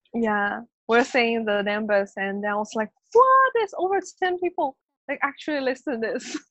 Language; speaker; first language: English; non-native, fluent; Chinese